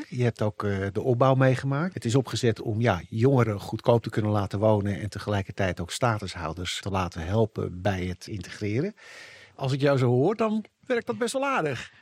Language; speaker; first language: Dutch; native; Dutch